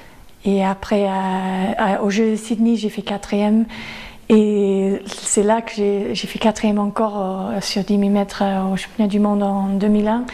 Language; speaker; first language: French; non-native, fluent; English